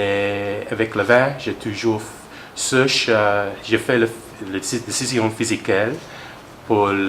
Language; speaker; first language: French; non-native, learner; English